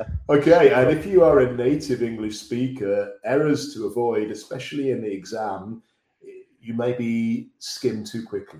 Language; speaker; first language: English; native; English